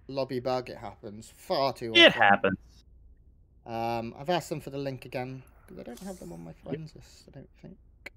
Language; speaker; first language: English; native; English